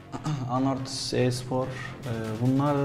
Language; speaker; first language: Turkish; native; Turkish